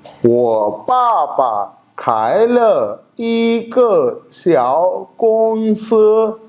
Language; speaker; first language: Chinese; non-native, fluent; Urdu